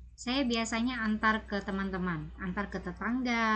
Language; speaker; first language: Indonesian; native; Indonesian